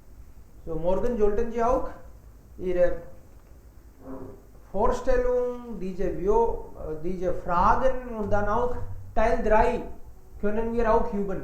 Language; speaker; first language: German; non-native, fluent; Hindi